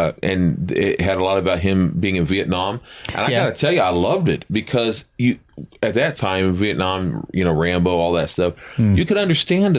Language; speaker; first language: English; native; English